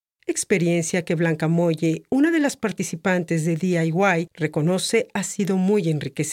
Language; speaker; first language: Spanish; native; Spanish